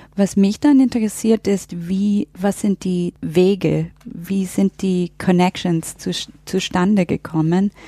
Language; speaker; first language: German; non-native, fluent; English